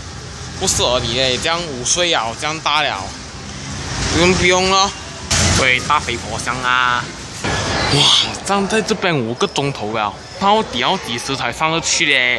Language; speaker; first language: Chinese; native; Chinese